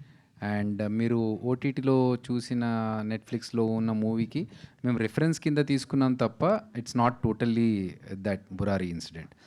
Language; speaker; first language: Telugu; native; Telugu